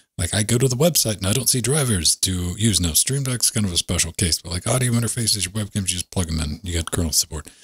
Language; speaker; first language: English; native; English